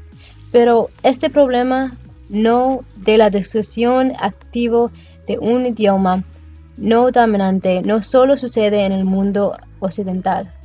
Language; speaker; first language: Spanish; non-native, learner; English